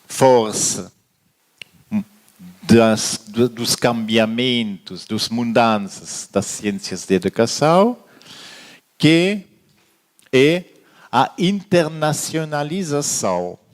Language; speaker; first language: Portuguese; non-native, fluent; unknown